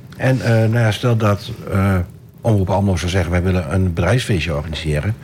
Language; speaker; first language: Dutch; native; Dutch